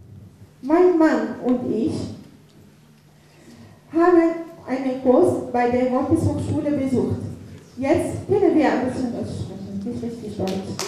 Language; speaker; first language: German; non-native, learner; Arabic